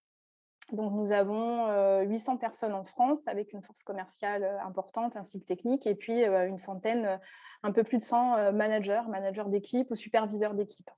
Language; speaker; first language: French; native; French